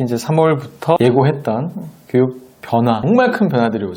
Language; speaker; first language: Korean; native; Korean